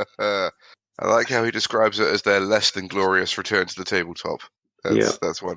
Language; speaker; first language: English; native; English